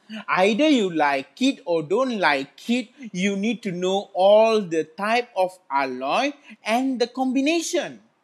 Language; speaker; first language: English; non-native, local second language; Malay